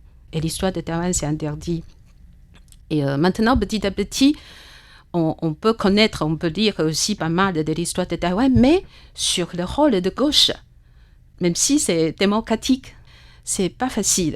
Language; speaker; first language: French; non-native, fluent; Chinese